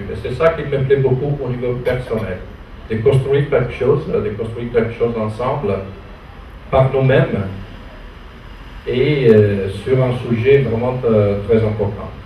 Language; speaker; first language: French; non-native, fluent; Italian